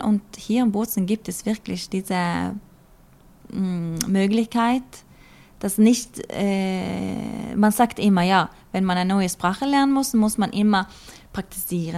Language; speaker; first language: German; non-native, learner; Norwegian